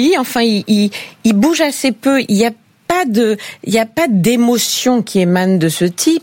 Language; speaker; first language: French; native; French